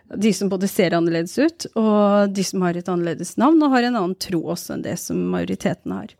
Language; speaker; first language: Norwegian; early bilingual, other home language; Urdu